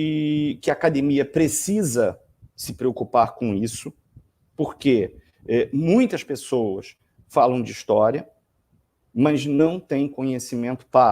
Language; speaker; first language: Portuguese; native; Portuguese